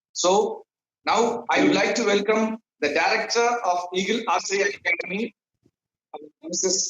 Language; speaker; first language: English; non-native, learner; Korean